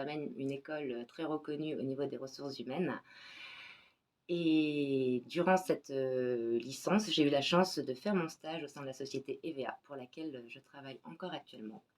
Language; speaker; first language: French; native; French